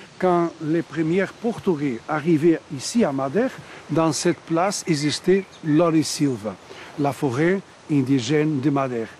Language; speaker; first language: French; non-native, learner; Portuguese